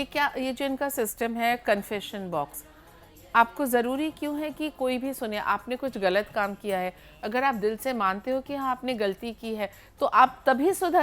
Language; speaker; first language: Hindi; native; Hindi